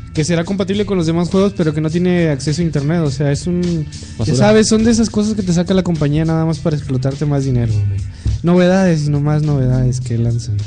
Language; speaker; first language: Spanish; native; Spanish